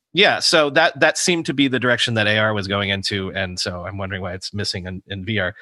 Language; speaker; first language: English; native; English